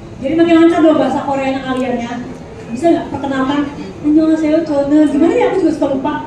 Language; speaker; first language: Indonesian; native; Indonesian